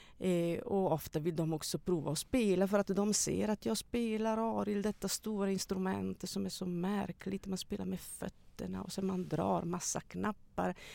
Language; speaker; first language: Swedish; non-native, fluent; Italian